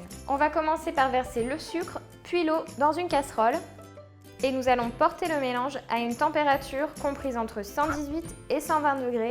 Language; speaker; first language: French; native; French